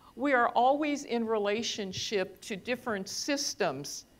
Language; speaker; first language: English; native; English